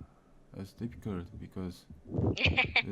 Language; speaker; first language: English; non-native, learner; Korean